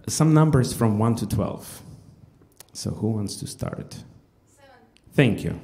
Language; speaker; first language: English; non-native, fluent; Russian